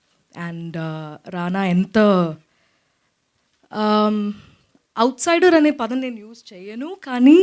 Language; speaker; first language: Telugu; non-native, fluent; Malayalam